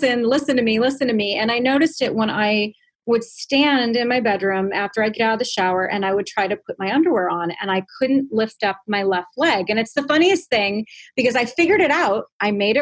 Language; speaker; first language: English; native; English